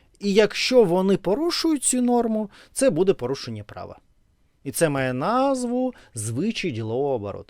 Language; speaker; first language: Ukrainian; non-native, learner; Russian